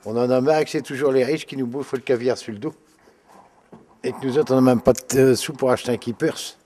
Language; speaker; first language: French; native; French